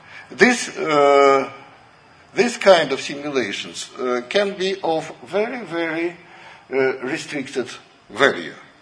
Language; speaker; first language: English; non-native, fluent; Russian